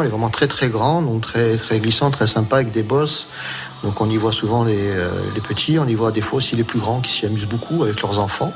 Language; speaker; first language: French; native; French